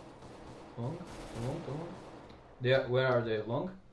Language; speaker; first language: English; non-native, learner; Portuguese